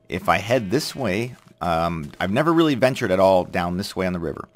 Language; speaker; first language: English; native; English